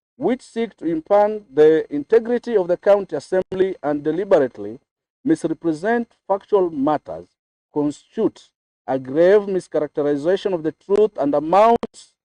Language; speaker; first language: English; non-native, local second language; Swahili